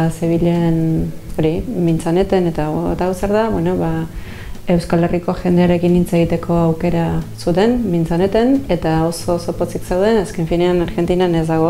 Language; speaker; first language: Basque; non-native, fluent; Spanish